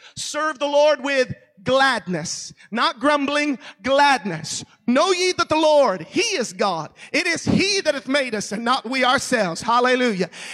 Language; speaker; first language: English; native; English